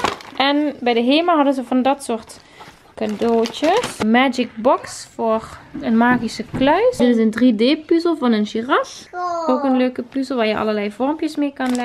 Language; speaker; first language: Dutch; native; Dutch